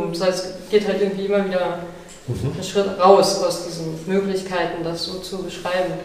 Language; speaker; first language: German; native; German